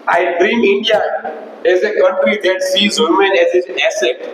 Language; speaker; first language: English; non-native, local second language; Gujarati